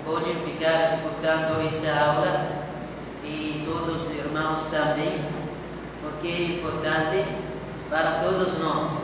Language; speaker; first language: Portuguese; non-native, fluent; Arabic